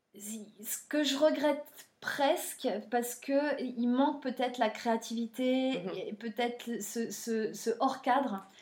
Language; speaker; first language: French; native; French